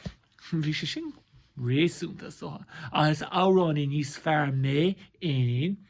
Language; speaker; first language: Irish; non-native, local second language; English